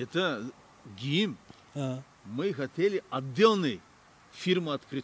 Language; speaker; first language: Russian; non-native, learner; Turkish